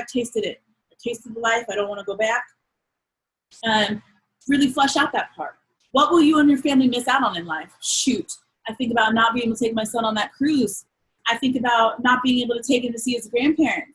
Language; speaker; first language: English; native; English